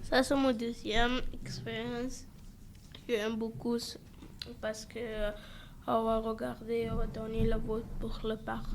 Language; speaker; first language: French; non-native, learner; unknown